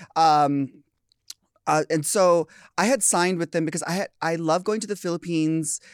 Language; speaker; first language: English; early bilingual, other home language; Filipino